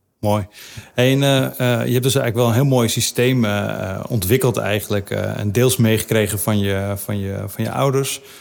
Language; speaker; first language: Dutch; native; Dutch